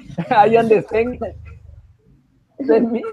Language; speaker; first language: English; non-native, learner; Spanish